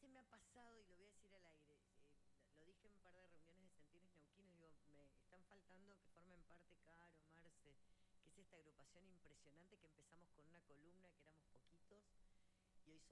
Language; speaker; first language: Spanish; native; Spanish